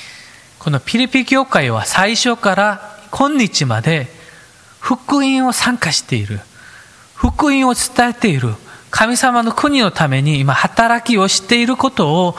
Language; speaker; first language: Japanese; non-native, fluent; Korean